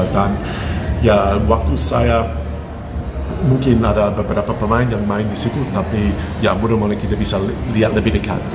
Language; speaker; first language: Indonesian; non-native, fluent; English